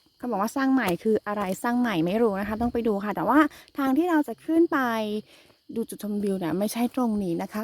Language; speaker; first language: Thai; native; Thai